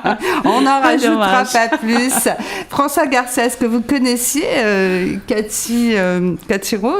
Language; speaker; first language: French; native; French